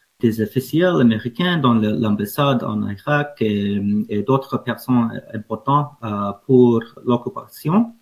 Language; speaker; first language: French; non-native, learner; English